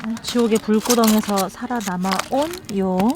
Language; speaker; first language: Korean; native; Korean